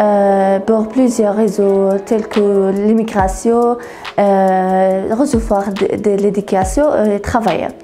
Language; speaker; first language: French; non-native, learner; Arabic